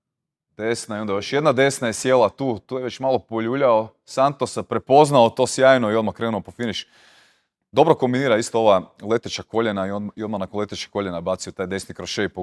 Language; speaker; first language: Croatian; native; Croatian